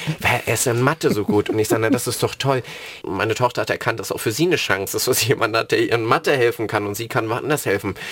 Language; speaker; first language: German; native; German